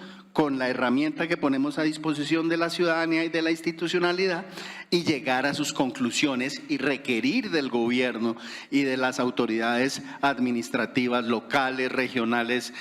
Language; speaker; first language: Spanish; native; Spanish